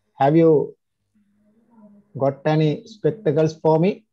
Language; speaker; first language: English; non-native, learner; Sinhala